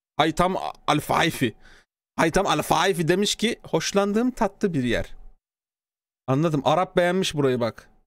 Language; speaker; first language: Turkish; native; Turkish